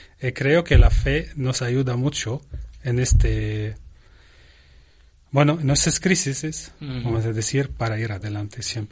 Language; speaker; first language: Spanish; non-native, learner; Arabic